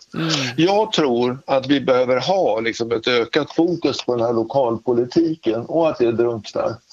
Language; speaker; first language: Swedish; native; Swedish